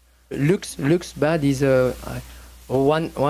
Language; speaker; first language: English; non-native, learner; French